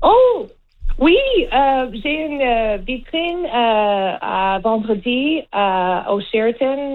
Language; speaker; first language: French; non-native, learner; English